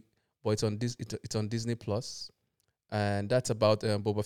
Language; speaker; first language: English; native; English